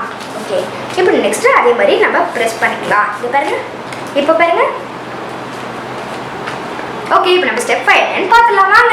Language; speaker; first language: Tamil; native; Tamil